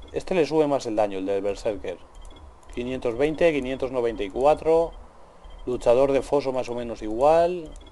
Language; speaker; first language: Spanish; native; Spanish